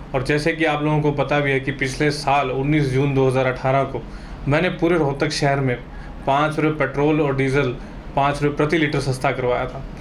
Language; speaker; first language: Hindi; native; Hindi